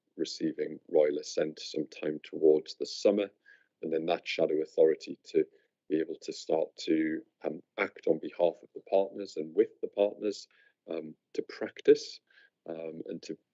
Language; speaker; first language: English; native; English